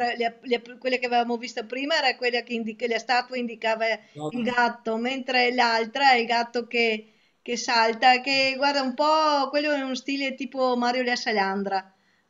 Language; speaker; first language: Italian; native; Italian